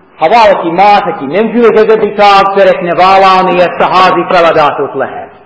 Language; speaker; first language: Hungarian; non-native, learner; English